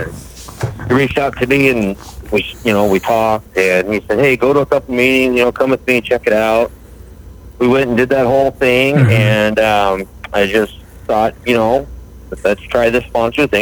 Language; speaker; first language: English; native; English